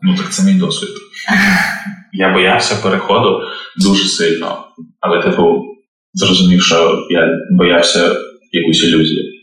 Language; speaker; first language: Ukrainian; non-native, local second language; Russian